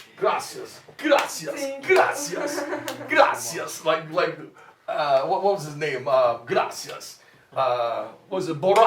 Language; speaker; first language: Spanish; non-native, learner; English